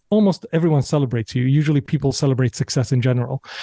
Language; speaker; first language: English; non-native, fluent; Arabic